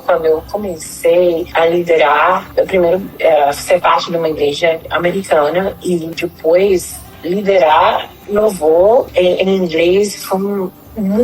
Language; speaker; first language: Portuguese; non-native, fluent; Spanish